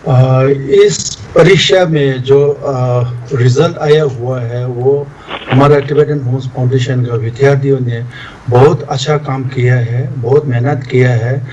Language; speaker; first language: Hindi; non-native, local second language; Tibetan